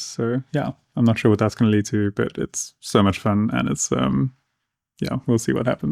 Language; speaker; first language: English; native; English